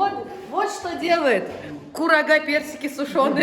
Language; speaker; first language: Russian; native; Russian